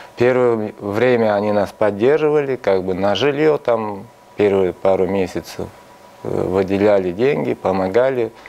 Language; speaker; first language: Russian; non-native, local second language; Tajik